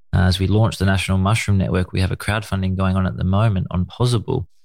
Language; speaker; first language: English; native; English